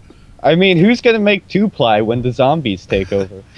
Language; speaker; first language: English; native; English